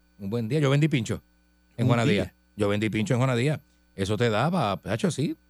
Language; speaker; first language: Spanish; native; Spanish